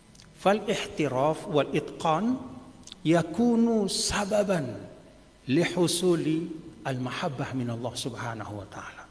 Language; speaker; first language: Arabic; non-native, fluent; Sasak